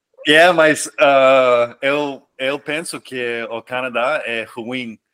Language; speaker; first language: Portuguese; non-native, fluent; English